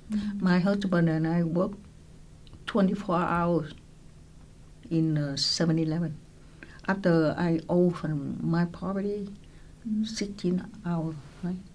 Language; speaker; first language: English; non-native, local second language; Vietnamese